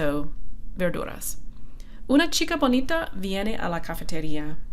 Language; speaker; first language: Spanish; non-native, fluent; English